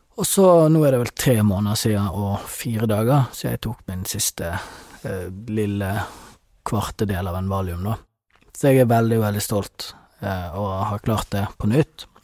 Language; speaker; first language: Norwegian; native; Norwegian